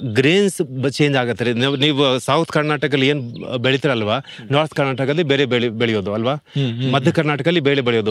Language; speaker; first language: Kannada; non-native, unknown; Hindi